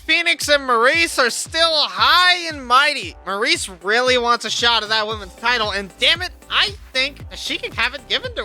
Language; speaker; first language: English; native; English